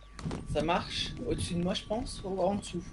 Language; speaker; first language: French; native; French